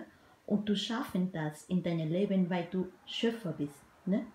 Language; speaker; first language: German; non-native, fluent; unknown